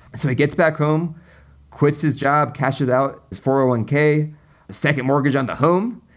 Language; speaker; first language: English; native; English